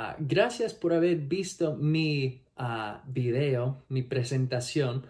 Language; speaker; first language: Spanish; non-native, learner; English